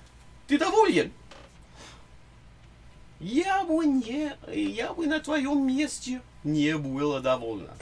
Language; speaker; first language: Russian; non-native, fluent; English